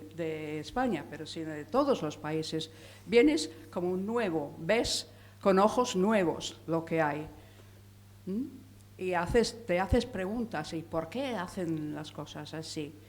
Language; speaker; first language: Spanish; non-native, fluent; English